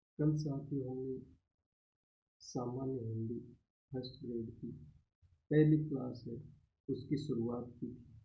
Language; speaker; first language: Hindi; native; Hindi